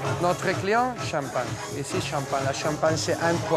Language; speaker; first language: French; non-native, learner; Spanish